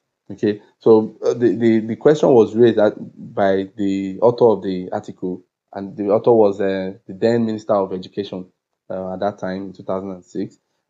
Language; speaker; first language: English; non-native, local second language; Yoruba